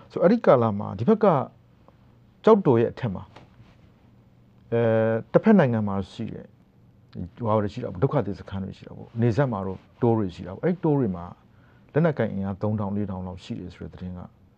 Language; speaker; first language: Burmese; native; Burmese